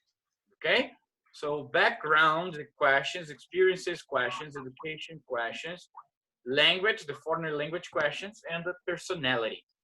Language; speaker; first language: English; non-native, fluent; Portuguese